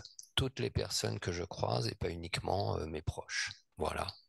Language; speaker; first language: French; native; French